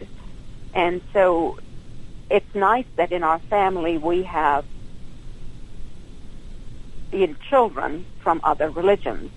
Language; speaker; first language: English; non-native, local second language; Hindi